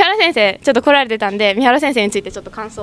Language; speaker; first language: Japanese; native; Japanese